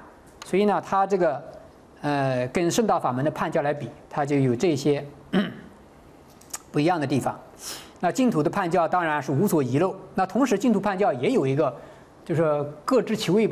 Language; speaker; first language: Chinese; native; Chinese